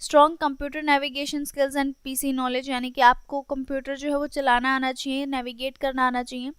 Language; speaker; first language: Hindi; native; Hindi